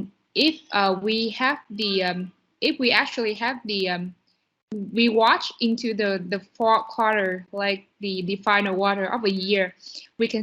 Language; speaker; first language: English; non-native, learner; Vietnamese